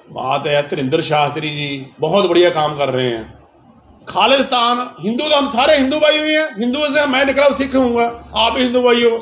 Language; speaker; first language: Hindi; non-native, local second language; Punjabi